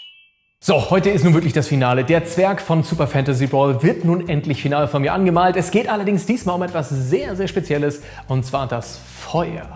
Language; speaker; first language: German; native; German